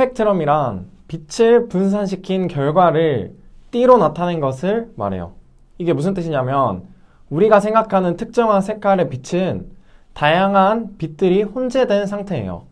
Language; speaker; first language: Korean; native; Korean